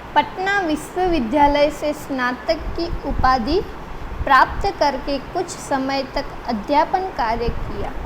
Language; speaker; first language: Hindi; non-native, local second language; Gujarati